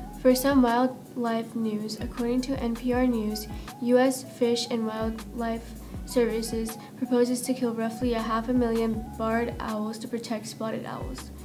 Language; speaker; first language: English; native; English